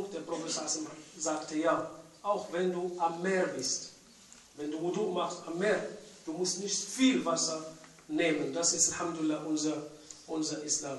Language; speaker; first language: German; non-native, fluent; Arabic